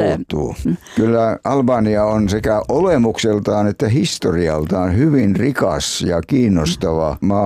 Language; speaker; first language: Finnish; native; Finnish